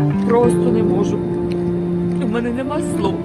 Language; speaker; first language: Ukrainian; non-native, local second language; Russian